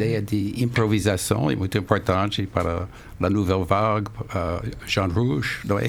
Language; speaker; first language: Spanish; non-native, learner; English